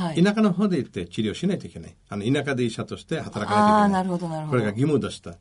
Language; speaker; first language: Japanese; non-native, fluent; Bangla